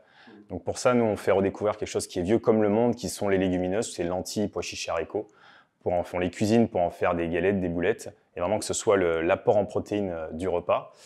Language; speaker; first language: French; native; French